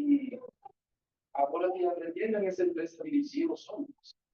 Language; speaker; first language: Portuguese; non-native, learner; Spanish